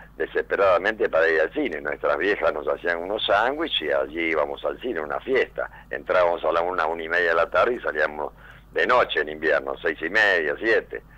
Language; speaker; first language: Spanish; native; Spanish